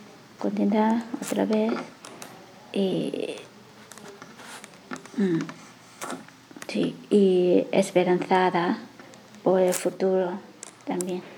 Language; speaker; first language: Spanish; non-native, learner; Chinese